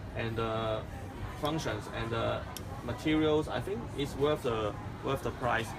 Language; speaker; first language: English; non-native, local second language; Cantonese